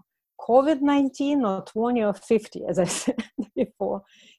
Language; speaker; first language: English; non-native, fluent; Russian